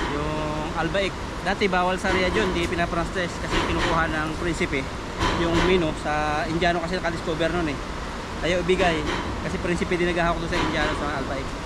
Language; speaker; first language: Filipino; native; Filipino